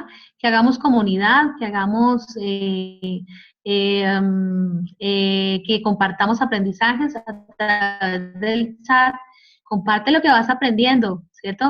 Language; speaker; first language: Spanish; native; Spanish